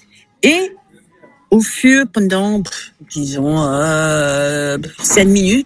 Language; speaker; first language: French; non-native, fluent; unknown